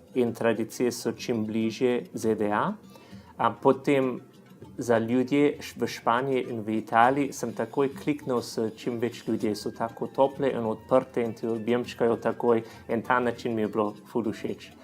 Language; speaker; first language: Slovenian; non-native, learner; English